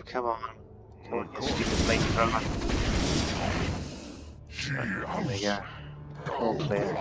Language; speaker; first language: English; native; English